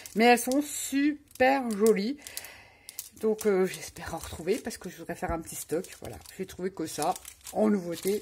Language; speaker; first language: French; native; French